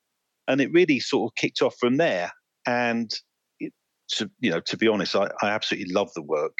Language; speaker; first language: English; native; English